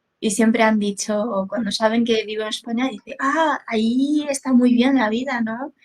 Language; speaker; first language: Spanish; early bilingual, other home language; Chinese